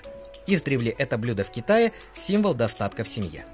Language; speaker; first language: Russian; native; Russian